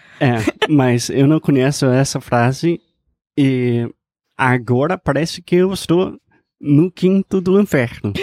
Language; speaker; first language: Portuguese; non-native, fluent; English